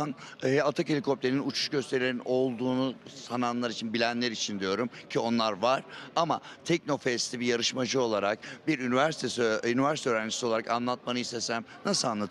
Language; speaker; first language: Turkish; native; Turkish